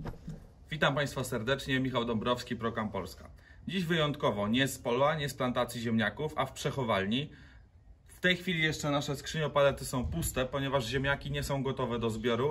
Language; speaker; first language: Polish; native; Polish